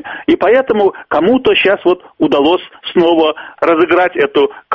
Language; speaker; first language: Russian; native; Russian